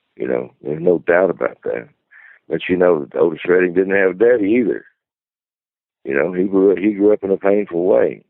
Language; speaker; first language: English; native; English